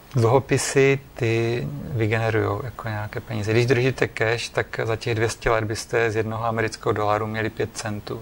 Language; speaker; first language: Czech; native; Czech